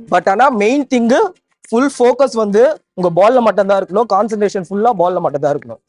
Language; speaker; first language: Tamil; native; Tamil